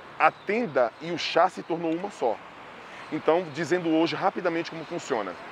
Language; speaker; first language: Portuguese; native; Portuguese